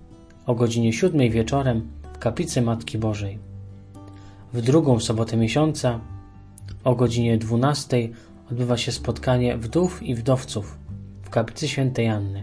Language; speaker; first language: Polish; native; Polish